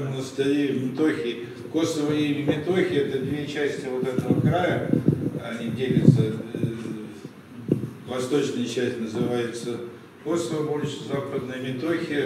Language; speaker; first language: Russian; native; Russian